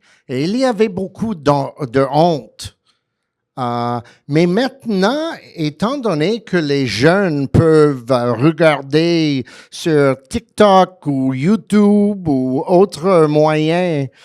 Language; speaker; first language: French; early bilingual, heritage; French